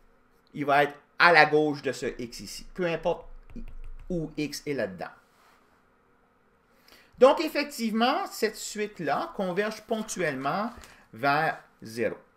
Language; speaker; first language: French; native; French